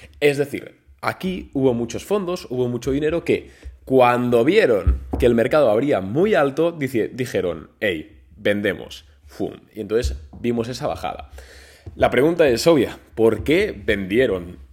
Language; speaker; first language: Spanish; native; Spanish